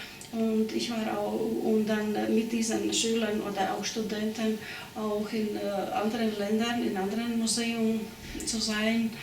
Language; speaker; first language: German; non-native, fluent; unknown